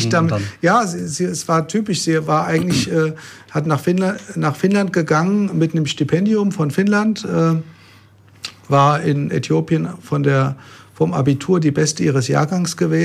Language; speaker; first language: German; native; German